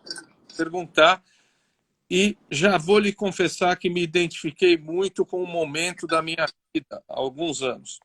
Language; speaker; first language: Portuguese; native; Portuguese